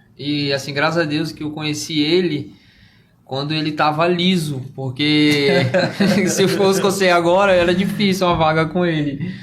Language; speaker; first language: Portuguese; native; Portuguese